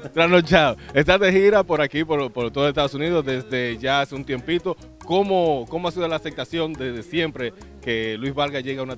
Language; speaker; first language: Spanish; native; Spanish